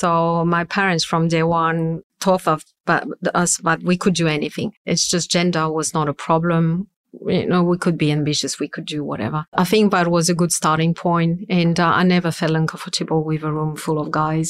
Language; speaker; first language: English; non-native, fluent; French